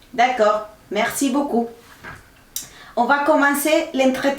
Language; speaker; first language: French; non-native, fluent; Spanish